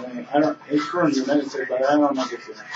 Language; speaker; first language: English; non-native, learner; Spanish